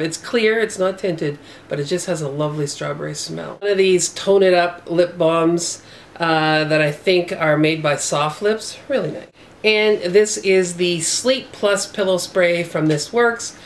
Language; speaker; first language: English; native; English